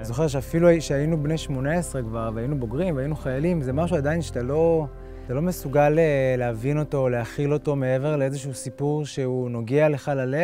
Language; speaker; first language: Hebrew; native; Hebrew